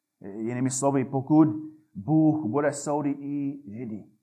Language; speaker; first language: Czech; non-native, fluent; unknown